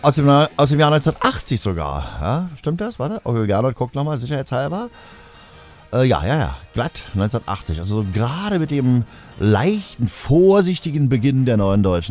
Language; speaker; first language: German; native; German